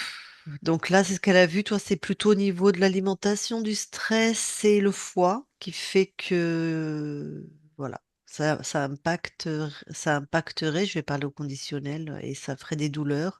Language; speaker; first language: French; native; French